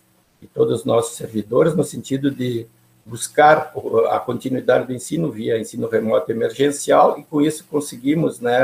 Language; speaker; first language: Portuguese; native; Portuguese